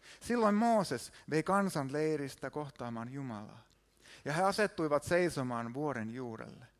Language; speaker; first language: Finnish; native; Finnish